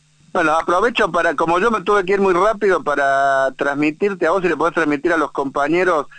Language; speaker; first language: Spanish; native; Spanish